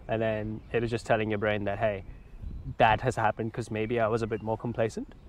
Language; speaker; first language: English; non-native, local second language; Hindi